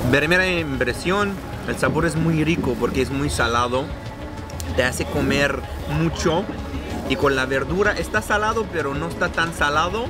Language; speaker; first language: Spanish; non-native, fluent; Arabic